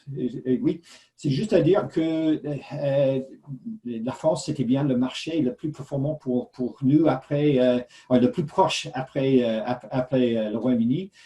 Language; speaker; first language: French; non-native, fluent; English